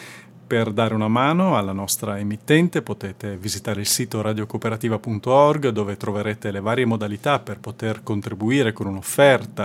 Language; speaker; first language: Italian; native; Italian